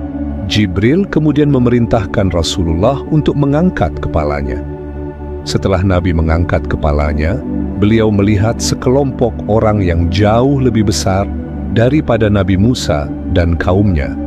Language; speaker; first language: Indonesian; native; Indonesian